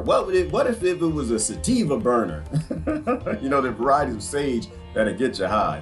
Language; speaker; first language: English; native; English